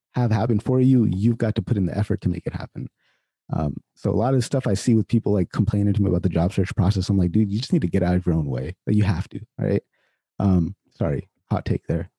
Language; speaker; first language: English; early bilingual, other home language; Hindi